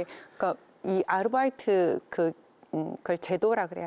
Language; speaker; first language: Korean; native; Korean